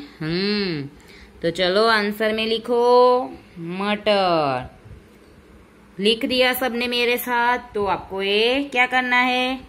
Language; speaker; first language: Hindi; non-native, local second language; Gujarati